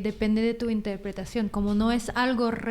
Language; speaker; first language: Spanish; non-native, fluent; Filipino